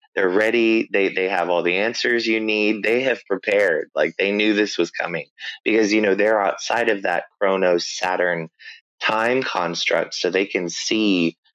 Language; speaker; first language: English; native; English